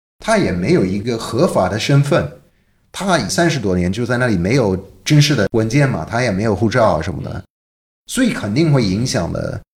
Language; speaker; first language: Chinese; non-native, fluent; English